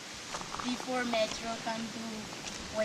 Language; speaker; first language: English; non-native, learner; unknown